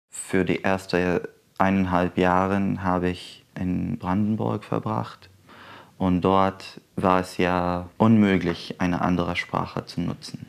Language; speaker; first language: German; non-native, fluent; Arabic